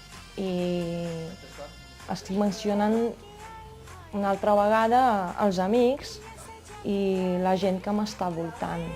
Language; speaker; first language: Catalan; non-native, fluent; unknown